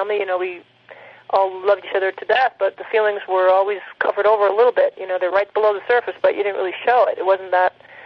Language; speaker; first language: English; native; English